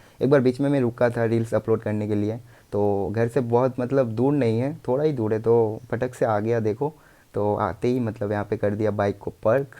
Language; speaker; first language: Hindi; non-native, local second language; Bangla